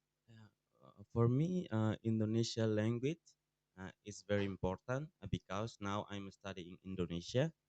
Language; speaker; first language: English; non-native, learner; Tetum